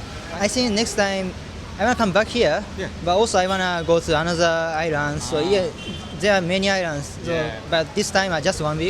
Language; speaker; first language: English; non-native, learner; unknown